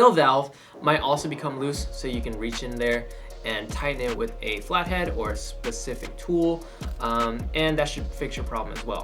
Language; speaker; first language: English; native; English